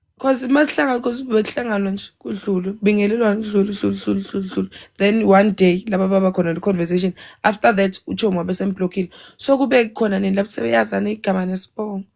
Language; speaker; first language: Zulu; native; Zulu